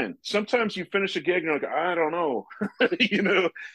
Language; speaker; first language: English; native; English